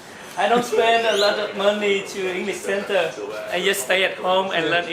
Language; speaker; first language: English; non-native, learner; Vietnamese